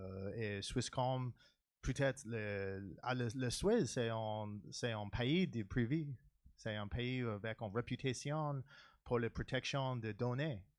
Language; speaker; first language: French; non-native, learner; English